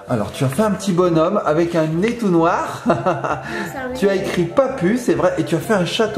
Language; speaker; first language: French; native; French